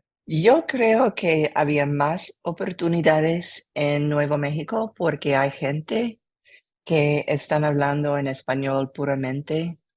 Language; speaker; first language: Spanish; non-native, learner; English